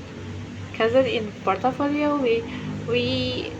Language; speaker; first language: English; non-native, learner; Indonesian